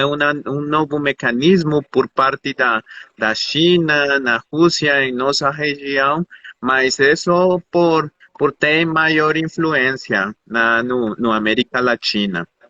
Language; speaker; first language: Portuguese; non-native, fluent; Spanish